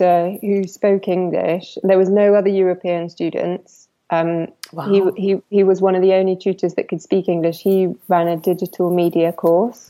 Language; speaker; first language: English; native; English